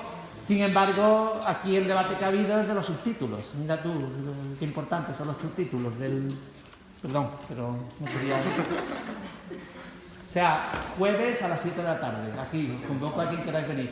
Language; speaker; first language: Spanish; native; Spanish